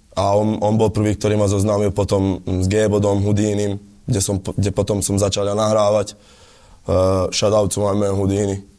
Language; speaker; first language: Slovak; early bilingual, other home language; Italian